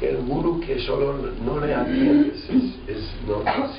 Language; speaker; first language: Spanish; non-native, fluent; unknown